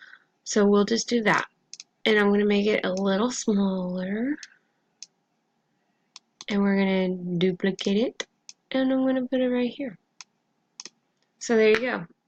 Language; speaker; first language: English; native; English